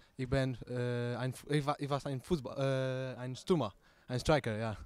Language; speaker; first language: Dutch; non-native, learner; Polish